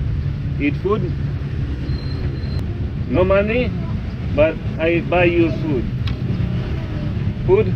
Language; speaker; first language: English; non-native, local second language; Hindi